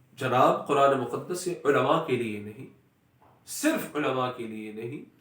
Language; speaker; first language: Urdu; non-native, local second language; Pashto